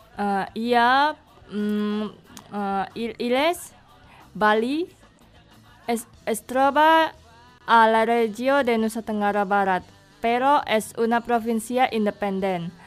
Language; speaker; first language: Catalan; non-native, learner; Indonesian